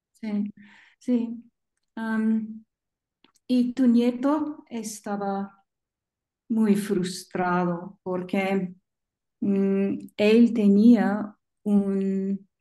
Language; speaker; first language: Spanish; non-native, learner; English